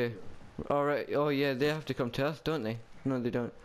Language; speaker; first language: English; native; English